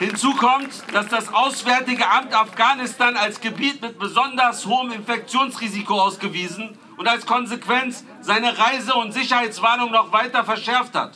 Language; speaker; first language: German; native; German